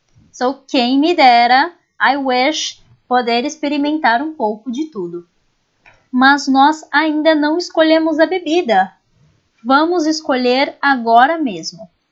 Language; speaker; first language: Portuguese; native; Portuguese